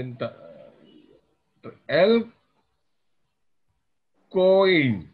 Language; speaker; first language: Spanish; non-native, learner; Hindi